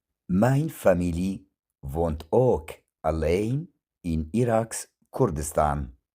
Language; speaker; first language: Dutch; non-native, learner; Kurdish